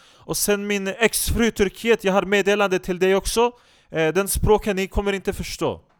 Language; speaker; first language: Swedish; non-native, fluent; Turkish